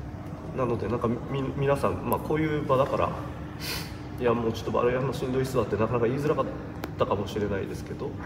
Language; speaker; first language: Japanese; native; Japanese